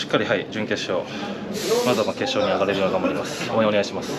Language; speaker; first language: Japanese; native; Japanese